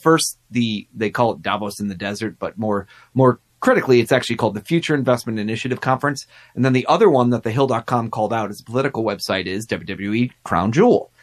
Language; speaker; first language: English; native; English